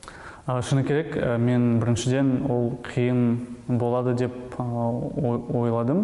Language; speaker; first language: Kazakh; non-native, local second language; Russian